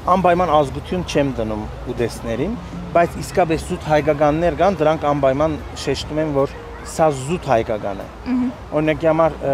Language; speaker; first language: Armenian; early bilingual, heritage; Armenian